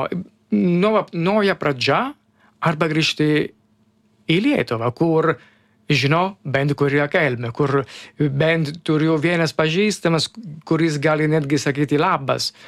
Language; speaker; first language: Lithuanian; non-native, learner; Italian